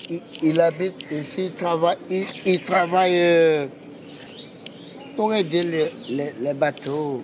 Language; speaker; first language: French; non-native, learner; Portuguese